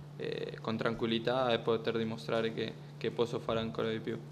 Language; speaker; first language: Italian; non-native, fluent; Spanish